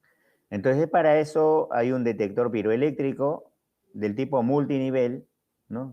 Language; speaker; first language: Spanish; native; Spanish